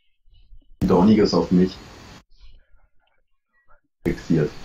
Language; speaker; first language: German; native; German